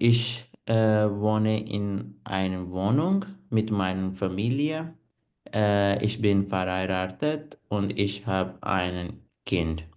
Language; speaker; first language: German; non-native, learner; Punjabi